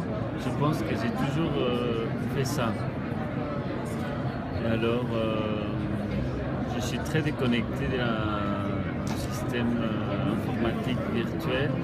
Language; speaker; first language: French; non-native, fluent; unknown